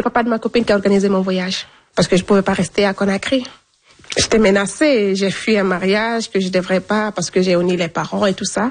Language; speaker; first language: French; non-native, local second language; Fula